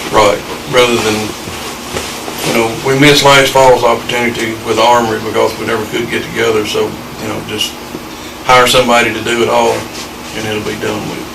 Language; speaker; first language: English; native; English